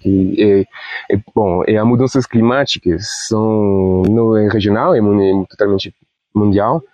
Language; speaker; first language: Portuguese; non-native, fluent; Spanish